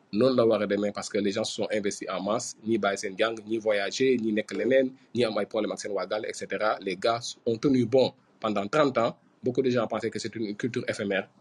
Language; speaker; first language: French; non-native, local second language; Fula